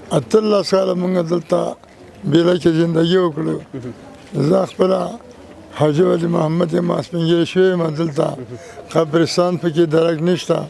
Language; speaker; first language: Pashto; non-native, local second language; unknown